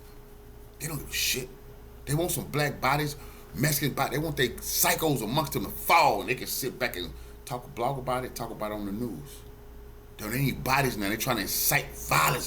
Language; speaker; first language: English; native; English